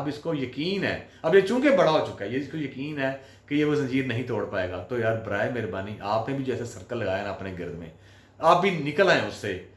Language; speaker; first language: Urdu; non-native, local second language; Punjabi